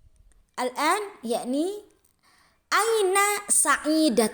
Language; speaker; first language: Arabic; non-native, fluent; Indonesian